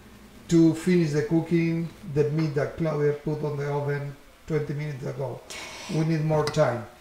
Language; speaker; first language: English; non-native, learner; Spanish